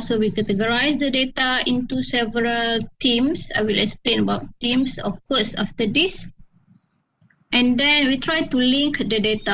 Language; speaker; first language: English; non-native, fluent; Malay